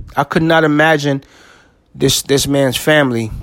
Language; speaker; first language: English; native; English